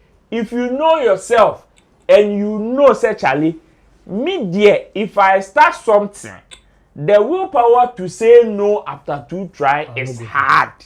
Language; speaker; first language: English; non-native, local second language; Akan